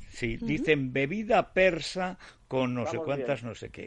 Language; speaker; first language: Spanish; native; Spanish